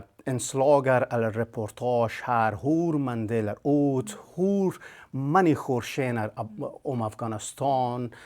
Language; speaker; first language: Swedish; non-native, learner; Persian